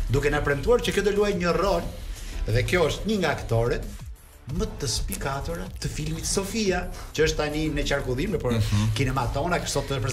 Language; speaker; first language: Albanian; native; Albanian